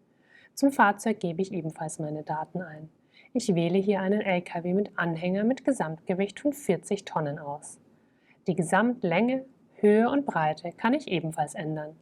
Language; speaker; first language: German; native; German